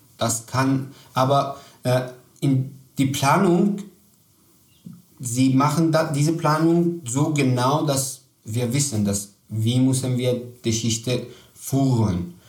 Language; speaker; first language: German; non-native, learner; Persian